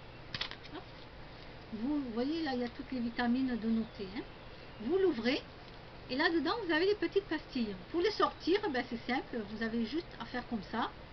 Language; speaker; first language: French; native; French